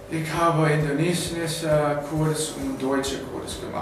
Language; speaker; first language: German; non-native, learner; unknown